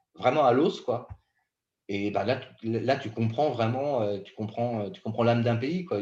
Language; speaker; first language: French; native; French